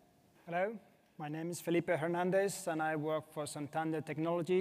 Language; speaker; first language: English; non-native, fluent; Spanish